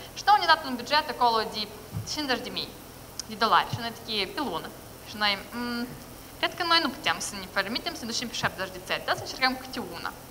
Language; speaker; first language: Romanian; non-native, local second language; Russian